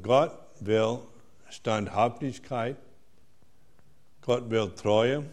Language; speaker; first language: German; non-native, fluent; English